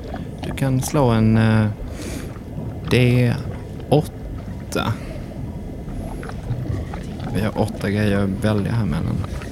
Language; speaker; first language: Swedish; native; Swedish